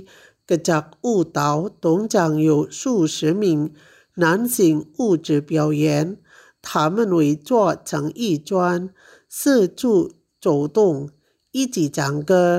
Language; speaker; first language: Chinese; non-native, fluent; Indonesian